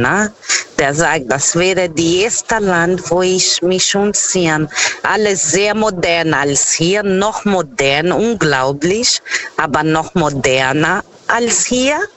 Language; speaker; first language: German; non-native, fluent; Portuguese